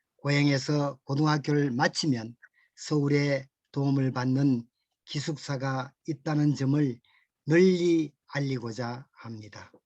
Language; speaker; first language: Korean; native; Korean